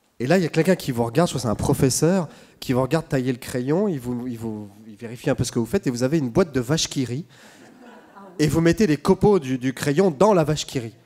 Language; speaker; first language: French; native; French